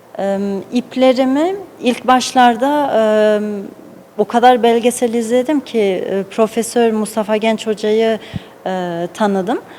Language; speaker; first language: Turkish; early bilingual, heritage; Turkish